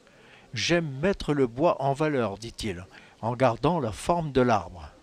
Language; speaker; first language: French; native; French